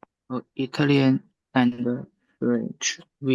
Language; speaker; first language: English; non-native, learner; Chinese